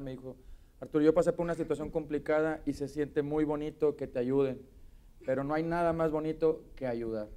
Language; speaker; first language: Spanish; native; Spanish